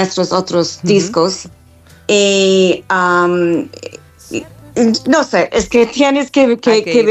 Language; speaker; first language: Spanish; non-native, fluent; English